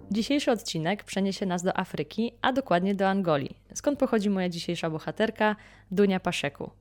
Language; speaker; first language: Polish; native; Polish